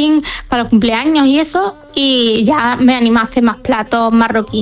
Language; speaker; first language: Spanish; non-native, fluent; Arabic